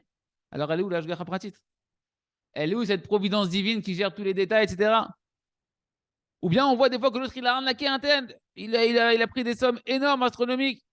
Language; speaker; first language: French; native; French